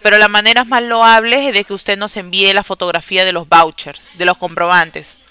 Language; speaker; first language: Spanish; native; Spanish